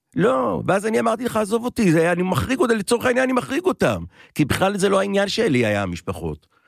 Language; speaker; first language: Hebrew; native; Hebrew